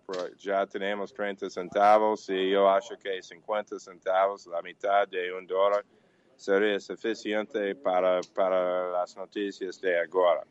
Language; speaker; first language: Portuguese; non-native, learner; English